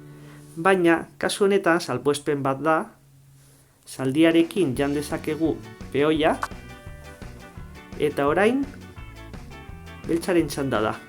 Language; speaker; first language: Basque; non-native, local second language; Spanish